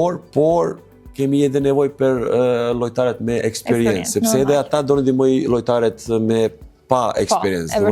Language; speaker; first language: Albanian; non-native, learner; Serbian